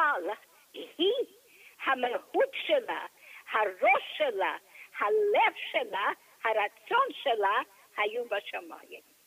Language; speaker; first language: Hebrew; non-native, fluent; English